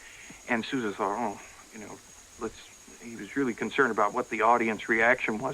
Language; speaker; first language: English; native; English